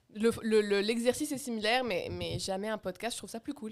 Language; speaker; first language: French; non-native, local second language; Arabic